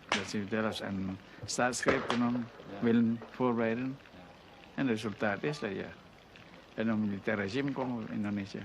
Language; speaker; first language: Dutch; non-native, local second language; Minangkabau